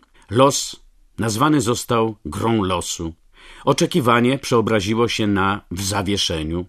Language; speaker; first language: Polish; native; Polish